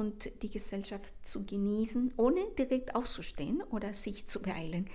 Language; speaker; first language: German; non-native, fluent; Spanish